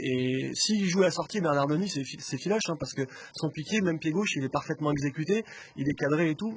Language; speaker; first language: French; native; French